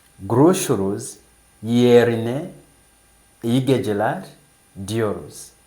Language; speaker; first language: Turkish; non-native, fluent; English